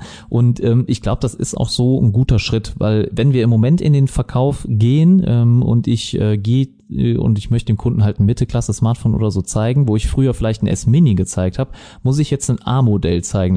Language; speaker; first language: German; native; German